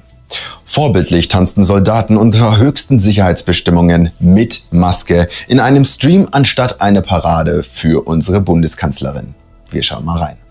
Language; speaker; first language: German; native; German